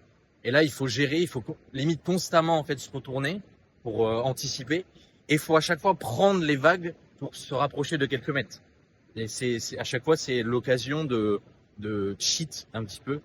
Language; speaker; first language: French; native; French